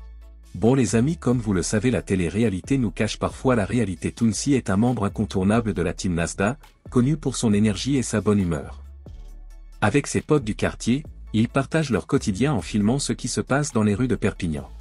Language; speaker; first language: French; native; French